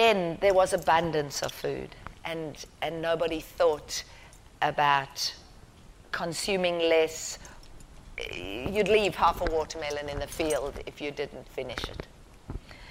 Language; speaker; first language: English; native; English